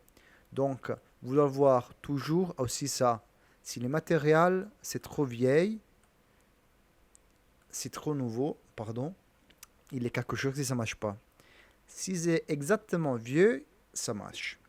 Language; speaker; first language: French; non-native, learner; Italian